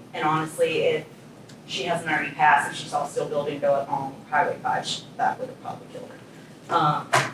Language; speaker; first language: English; native; English